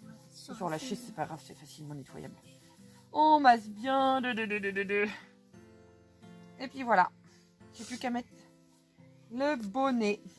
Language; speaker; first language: French; native; French